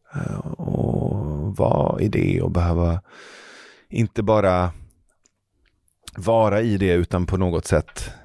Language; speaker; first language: Swedish; early bilingual, other home language; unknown